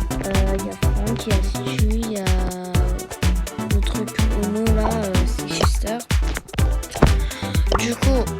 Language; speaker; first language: French; early bilingual, other home language; Turkish